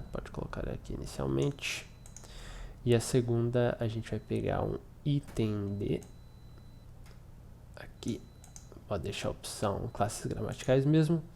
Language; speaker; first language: Portuguese; native; Portuguese